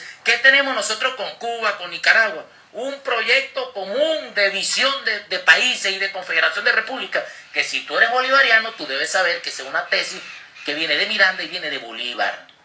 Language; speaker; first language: Spanish; native; Spanish